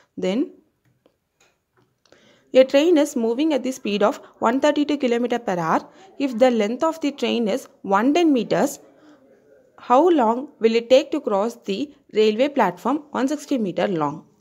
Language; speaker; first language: English; non-native, local second language; Tamil